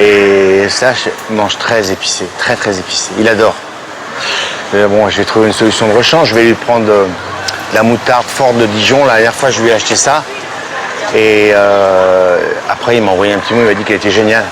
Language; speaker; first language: French; native; French